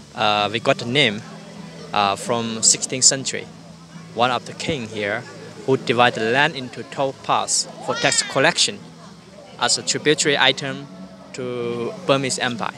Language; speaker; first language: English; non-native, learner; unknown